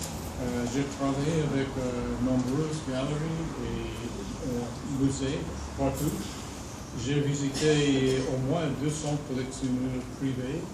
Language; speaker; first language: French; non-native, fluent; English